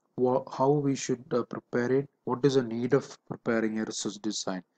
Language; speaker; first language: English; non-native, local second language; Malayalam